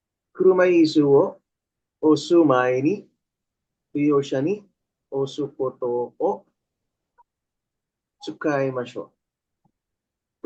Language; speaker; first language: Japanese; non-native, learner; Filipino